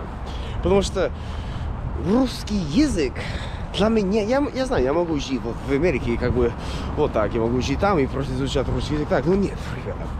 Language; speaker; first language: Russian; non-native, fluent; English